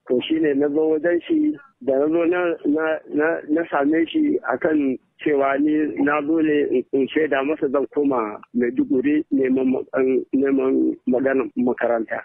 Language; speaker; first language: Hausa; native; Hausa